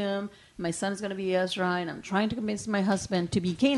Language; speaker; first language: English; non-native, fluent; Spanish